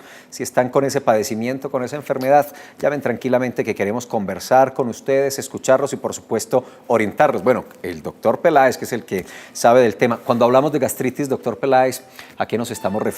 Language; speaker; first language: Spanish; native; Spanish